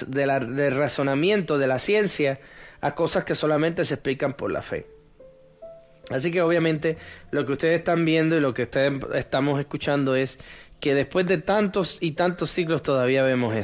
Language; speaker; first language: Spanish; native; Spanish